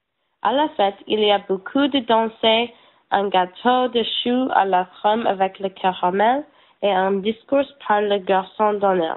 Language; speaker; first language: French; non-native, learner; English